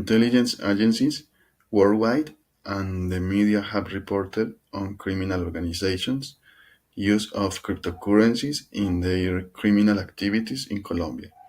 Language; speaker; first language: English; non-native, learner; Spanish